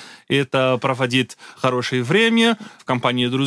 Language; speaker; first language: Russian; non-native, learner; Portuguese